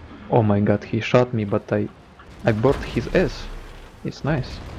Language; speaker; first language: English; non-native, learner; Russian